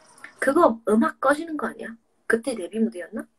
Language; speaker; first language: Korean; non-native, fluent; English